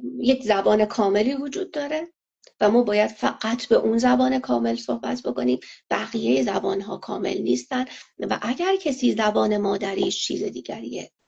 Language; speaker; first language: Persian; non-native, local second language; Azerbaijani